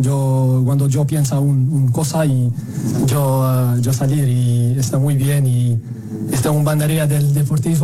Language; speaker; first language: Spanish; non-native, learner; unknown